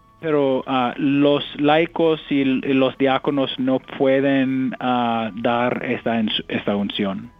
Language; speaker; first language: Spanish; non-native, fluent; English